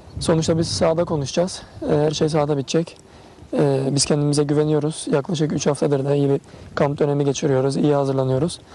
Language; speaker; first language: Turkish; native; Turkish